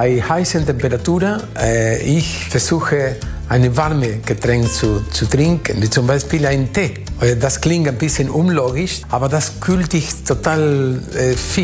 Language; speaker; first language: German; non-native, fluent; Spanish